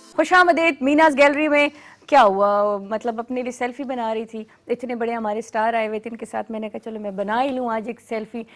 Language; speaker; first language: Urdu; non-native, local second language; Pashto